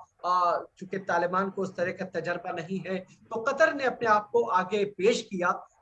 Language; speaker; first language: Hindi; native; Hindi